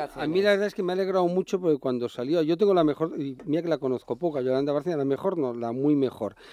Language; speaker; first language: Spanish; native; Spanish